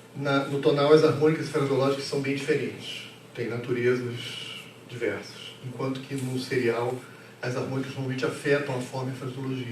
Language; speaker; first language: Portuguese; native; Portuguese